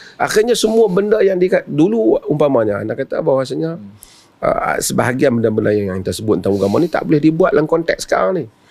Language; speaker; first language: Malay; native; Malay